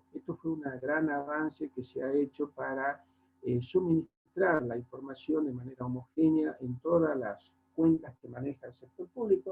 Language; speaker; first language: Spanish; native; Spanish